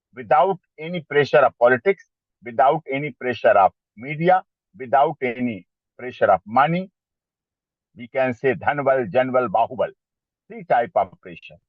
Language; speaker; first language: English; non-native, local second language; Hindi